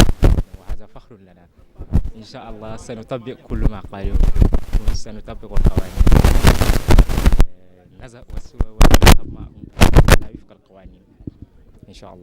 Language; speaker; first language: Arabic; non-native, fluent; Wolof